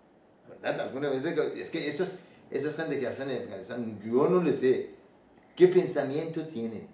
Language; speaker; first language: Spanish; non-native, learner; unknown